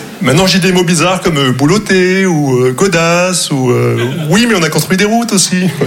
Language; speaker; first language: French; non-native, local second language; Arabic